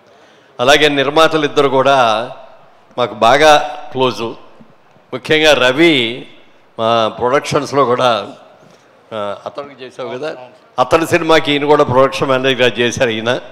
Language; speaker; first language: Telugu; native; Telugu